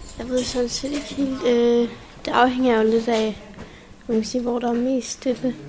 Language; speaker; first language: Danish; early bilingual, heritage; Danish